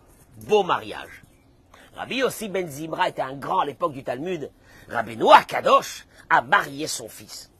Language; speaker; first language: French; native; French